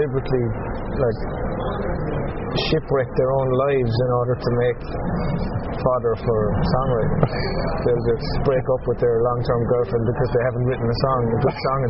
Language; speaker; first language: English; native; English